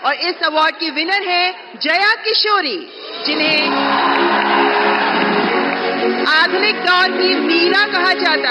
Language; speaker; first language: Hindi; native; Hindi